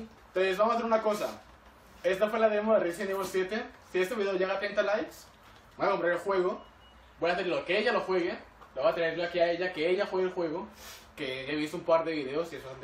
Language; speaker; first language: Spanish; native; Spanish